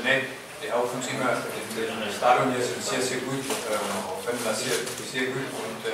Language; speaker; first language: German; non-native, fluent; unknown